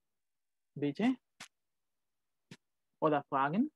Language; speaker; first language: German; non-native, fluent; Spanish